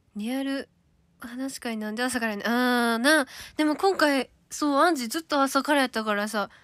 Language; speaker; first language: Japanese; native; Japanese